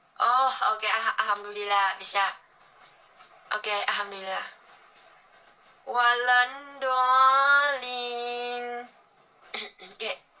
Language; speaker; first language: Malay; non-native, learner; Vietnamese